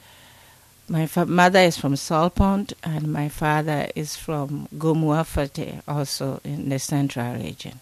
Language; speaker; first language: English; non-native, local second language; Akan